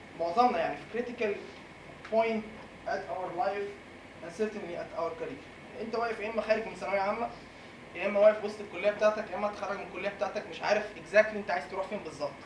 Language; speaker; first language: Arabic; native; Arabic